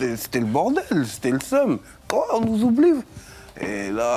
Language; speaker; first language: French; native; French